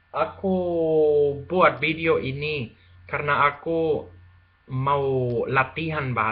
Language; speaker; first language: Indonesian; non-native, learner; Spanish